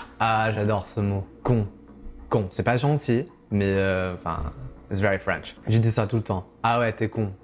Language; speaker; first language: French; non-native, fluent; English